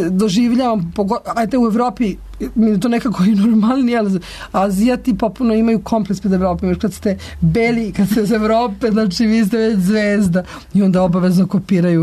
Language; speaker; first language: Serbian; native; Serbian